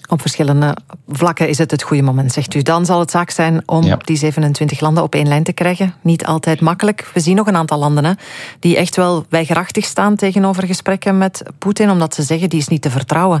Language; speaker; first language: Dutch; native; Dutch